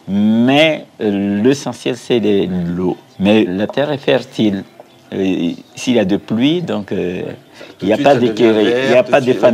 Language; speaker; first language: French; non-native, local second language; Malagasy